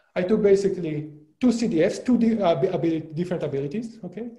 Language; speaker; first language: English; non-native, fluent; Hebrew